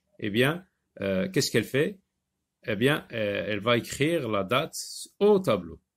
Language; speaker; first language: French; non-native, local second language; Arabic